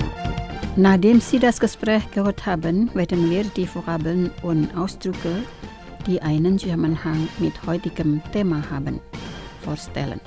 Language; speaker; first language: German; non-native, fluent; Indonesian